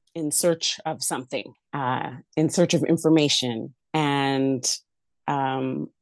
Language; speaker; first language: English; native; English